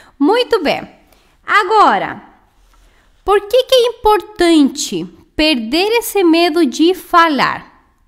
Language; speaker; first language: Portuguese; non-native, fluent; Spanish